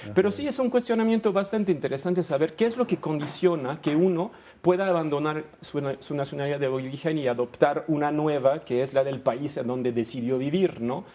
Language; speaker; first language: Spanish; non-native, fluent; French